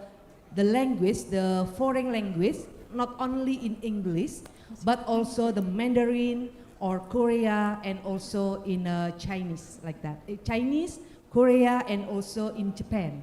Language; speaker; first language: English; non-native, learner; Indonesian